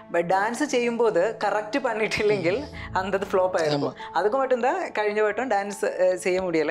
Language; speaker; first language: Tamil; non-native, learner; Malayalam